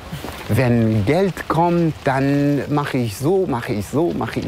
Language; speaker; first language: German; non-native, learner; Persian